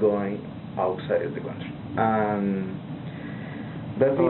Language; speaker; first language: English; non-native, learner; Spanish